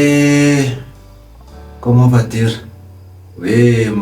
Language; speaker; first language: French; non-native, local second language; Malagasy